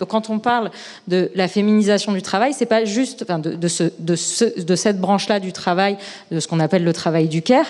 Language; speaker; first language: French; native; French